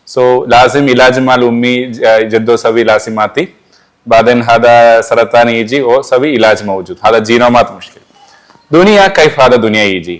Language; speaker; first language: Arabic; non-native, learner; Malayalam